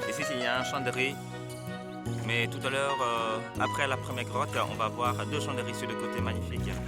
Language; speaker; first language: French; non-native, fluent; Vietnamese